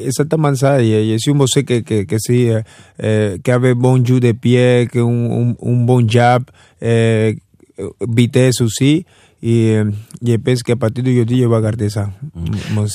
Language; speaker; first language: French; non-native, fluent; Spanish